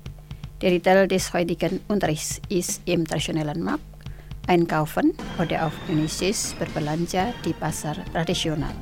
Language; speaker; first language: German; non-native, fluent; Indonesian